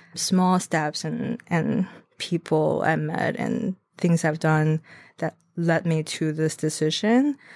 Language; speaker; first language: English; non-native, fluent; Chinese